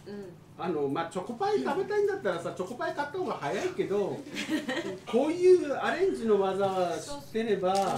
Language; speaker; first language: Japanese; native; Japanese